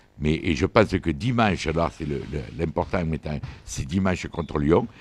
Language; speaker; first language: French; native; French